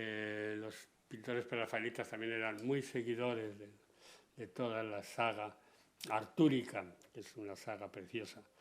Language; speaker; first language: Spanish; native; Spanish